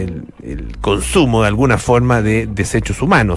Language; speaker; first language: Spanish; native; Spanish